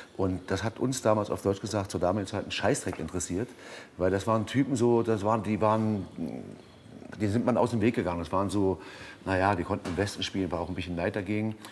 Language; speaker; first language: German; native; German